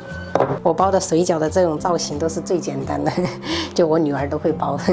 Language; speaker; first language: Chinese; native; Chinese